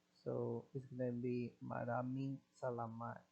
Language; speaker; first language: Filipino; non-native, learner; Spanish